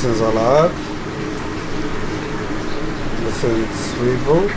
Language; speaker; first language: German; non-native, learner; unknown